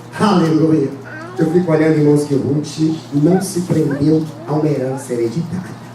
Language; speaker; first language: Portuguese; native; Portuguese